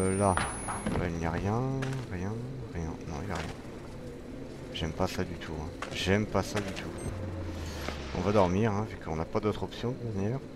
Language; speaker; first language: French; native; French